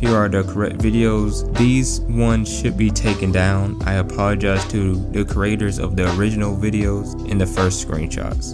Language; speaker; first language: English; native; English